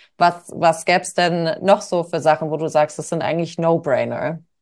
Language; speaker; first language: German; native; German